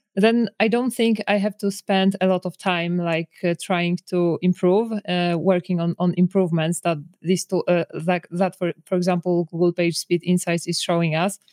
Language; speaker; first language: English; non-native, fluent; Polish